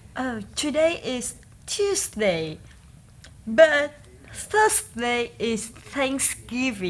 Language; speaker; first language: English; non-native, learner; Vietnamese